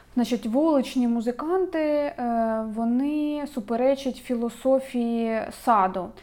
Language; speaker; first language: Ukrainian; native; Ukrainian